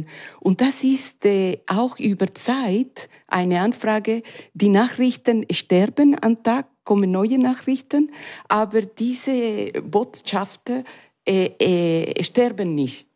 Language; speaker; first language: German; non-native, learner; Spanish